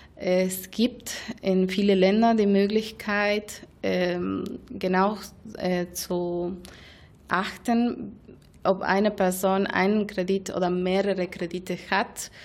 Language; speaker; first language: German; non-native, fluent; Spanish